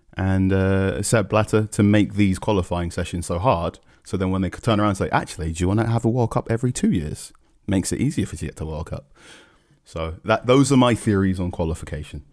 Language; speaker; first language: English; early bilingual, other home language; Akan